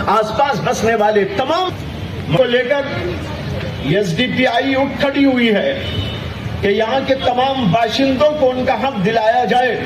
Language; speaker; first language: Urdu; native; Urdu